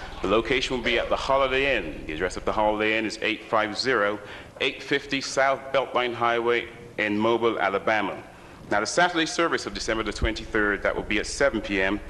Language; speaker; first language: English; native; English